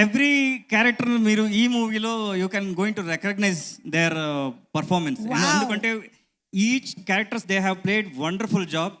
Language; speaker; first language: Telugu; non-native, learner; Kannada